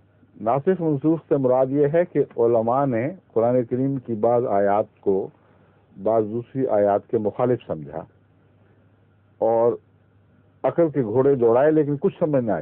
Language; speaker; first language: Urdu; native; Urdu